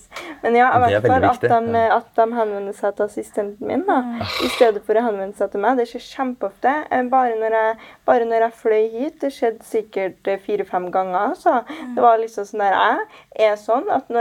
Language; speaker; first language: Norwegian; native; Norwegian